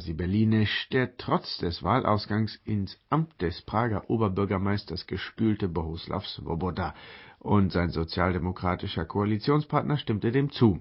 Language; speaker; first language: German; native; German